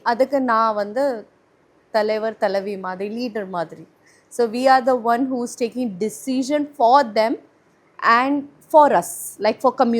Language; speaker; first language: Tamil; non-native, learner; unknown